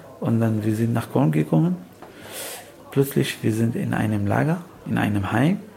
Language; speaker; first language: German; non-native, fluent; Arabic